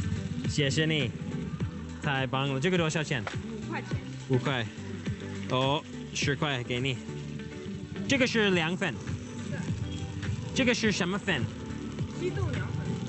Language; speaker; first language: Chinese; non-native, fluent; English